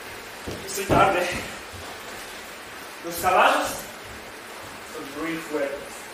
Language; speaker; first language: Spanish; non-native, learner; Japanese